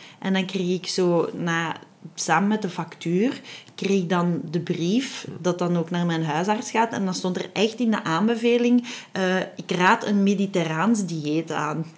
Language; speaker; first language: Dutch; native; Dutch